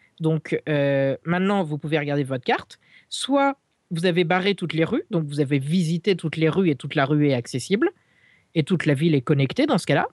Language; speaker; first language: French; native; French